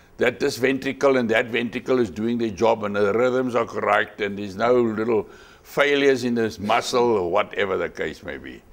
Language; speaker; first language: English; non-native, local second language; Afrikaans